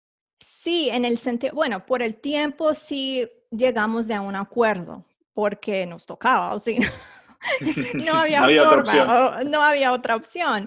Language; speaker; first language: Spanish; early bilingual, heritage; Spanish